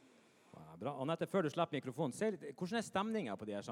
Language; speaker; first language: Norwegian; native; Norwegian